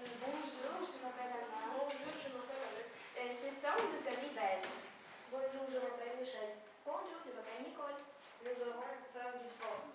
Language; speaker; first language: French; non-native, learner; Ukrainian